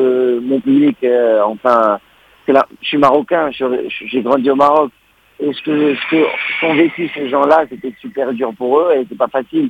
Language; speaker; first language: French; non-native, local second language; Arabic